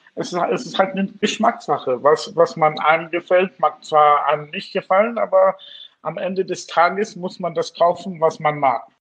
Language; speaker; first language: German; non-native, fluent; English